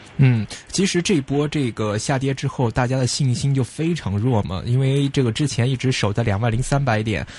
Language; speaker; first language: Chinese; non-native, local second language; Cantonese